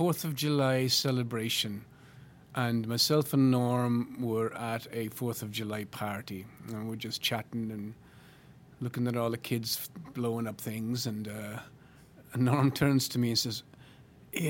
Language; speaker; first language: English; native; English